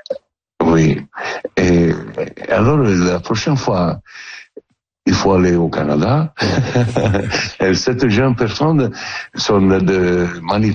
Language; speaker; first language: French; non-native, learner; Italian